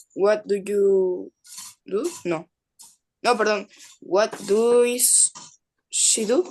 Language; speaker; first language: English; non-native, learner; Spanish